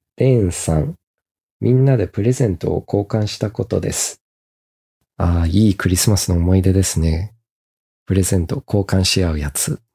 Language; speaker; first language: Japanese; early bilingual, heritage; Japanese